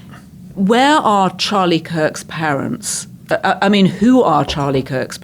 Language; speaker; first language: English; native; English